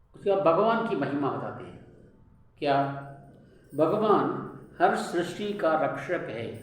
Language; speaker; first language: Hindi; non-native, local second language; Tamil